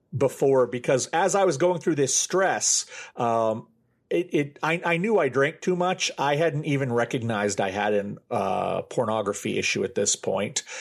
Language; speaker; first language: English; native; English